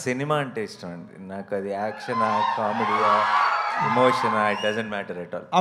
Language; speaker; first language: Telugu; native; Telugu